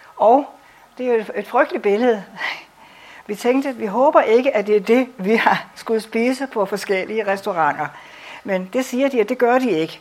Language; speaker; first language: Danish; native; Danish